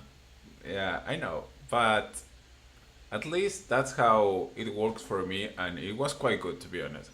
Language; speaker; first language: English; non-native, fluent; Spanish